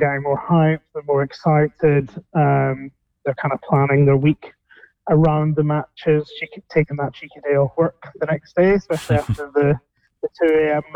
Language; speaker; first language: English; native; English